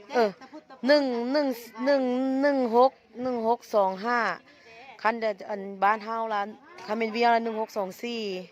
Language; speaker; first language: Thai; native; Thai